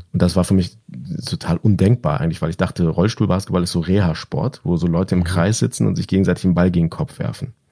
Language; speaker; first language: German; early bilingual, other home language; Turkish